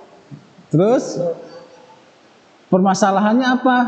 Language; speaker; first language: Indonesian; native; Indonesian